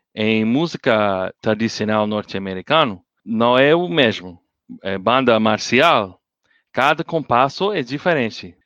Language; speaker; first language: Portuguese; non-native, learner; English